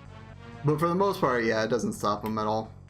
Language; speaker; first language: English; native; English